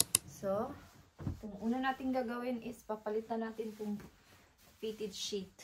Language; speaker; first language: Filipino; native; Filipino